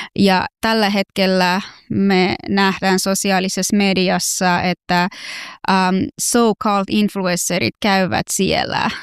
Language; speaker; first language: Finnish; non-native, fluent; Persian